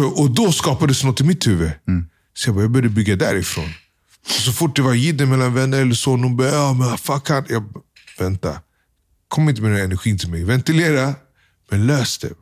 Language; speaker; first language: Swedish; early bilingual, other home language; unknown